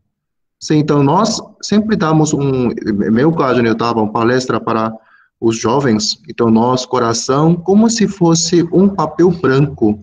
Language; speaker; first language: Portuguese; non-native, fluent; Korean